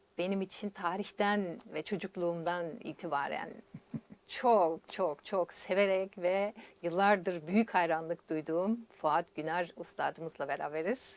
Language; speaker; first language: Turkish; native; Turkish